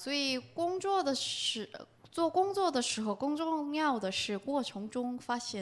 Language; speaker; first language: Chinese; non-native, fluent; Korean